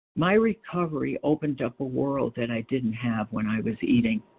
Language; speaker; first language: English; native; English